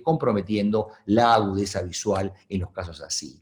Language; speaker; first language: Spanish; native; Spanish